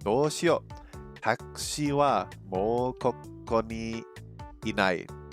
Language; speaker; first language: Japanese; non-native, learner; English